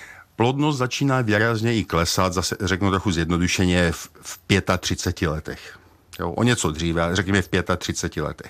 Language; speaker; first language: Czech; native; Czech